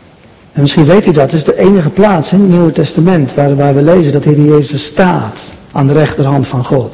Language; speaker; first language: Dutch; native; Dutch